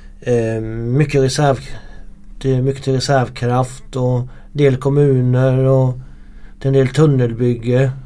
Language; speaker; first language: Swedish; native; Swedish